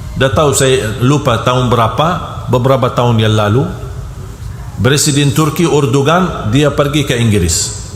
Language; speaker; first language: Malay; non-native, fluent; Arabic